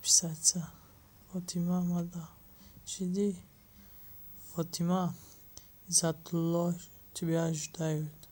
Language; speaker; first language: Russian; non-native, learner; Tajik